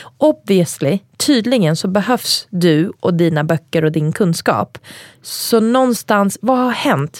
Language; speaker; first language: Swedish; early bilingual, other home language; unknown